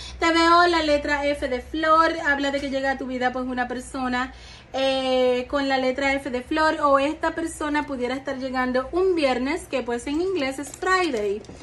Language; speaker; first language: Spanish; native; Spanish